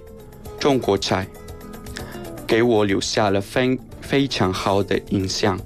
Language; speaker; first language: Chinese; non-native, learner; Spanish